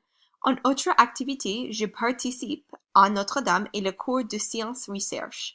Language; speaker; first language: French; non-native, learner; English